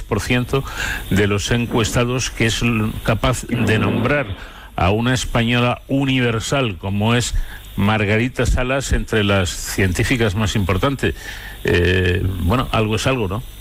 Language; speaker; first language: Spanish; native; Spanish